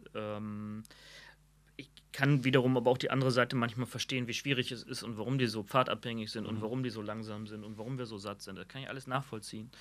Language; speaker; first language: German; native; German